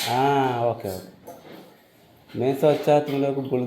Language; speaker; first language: Hindi; non-native, local second language; Malayalam